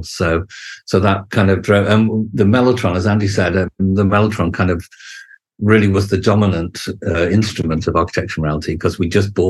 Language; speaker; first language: English; native; English